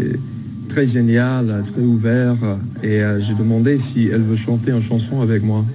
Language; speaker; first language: French; non-native, learner; English